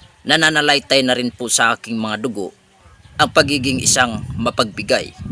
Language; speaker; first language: Filipino; non-native, local second language; Waray